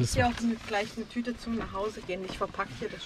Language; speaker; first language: German; native; German